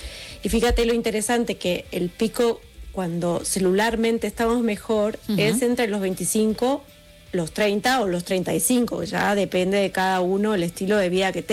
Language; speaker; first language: Spanish; native; Spanish